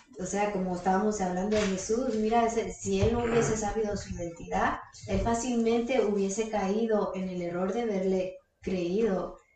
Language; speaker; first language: Spanish; early bilingual, heritage; Spanish